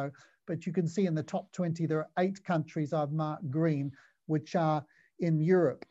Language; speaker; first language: English; native; English